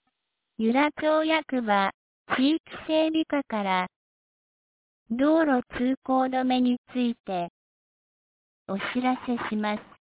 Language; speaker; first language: Japanese; native; Japanese